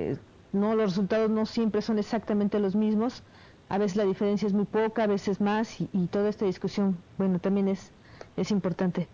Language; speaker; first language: Spanish; native; Spanish